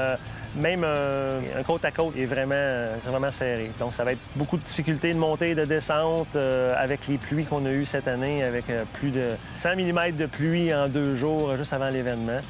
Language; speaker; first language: French; native; French